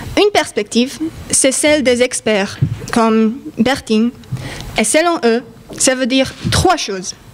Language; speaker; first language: French; non-native, fluent; Polish